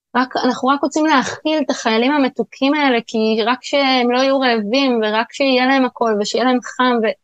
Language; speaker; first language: Hebrew; native; Hebrew